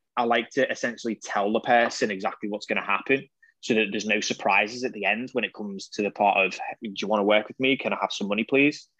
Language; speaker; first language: English; native; English